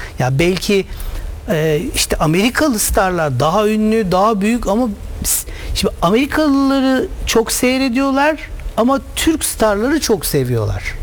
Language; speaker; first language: Turkish; native; Turkish